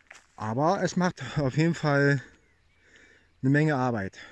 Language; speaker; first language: German; native; German